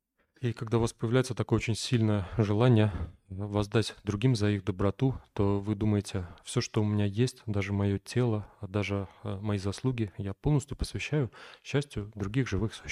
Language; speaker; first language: Russian; native; Russian